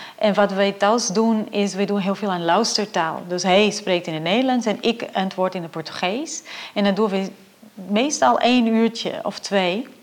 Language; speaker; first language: Dutch; non-native, fluent; Portuguese